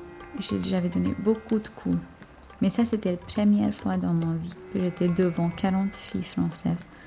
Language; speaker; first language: French; non-native, fluent; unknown